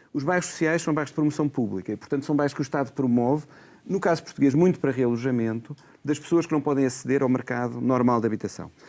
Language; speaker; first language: Portuguese; native; Portuguese